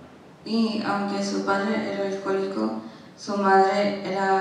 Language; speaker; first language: Spanish; non-native, learner; English